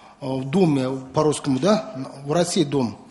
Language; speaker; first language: Russian; non-native, learner; Mongolian